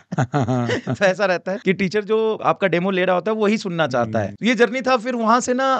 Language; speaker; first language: Hindi; native; Hindi